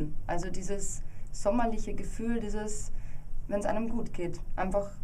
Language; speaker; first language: German; native; German